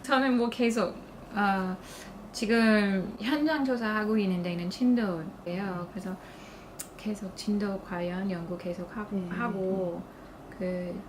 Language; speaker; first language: Korean; non-native, fluent; English